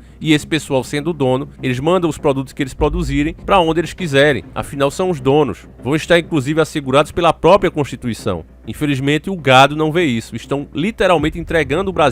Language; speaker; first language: Portuguese; native; Portuguese